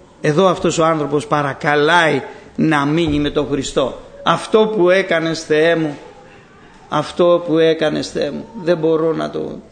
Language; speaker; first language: Greek; native; Greek